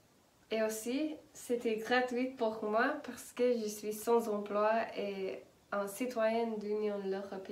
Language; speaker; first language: French; non-native, learner; English